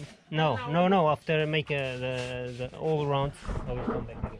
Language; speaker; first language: English; non-native, learner; Portuguese